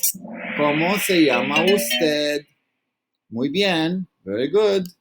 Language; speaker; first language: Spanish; non-native, learner; English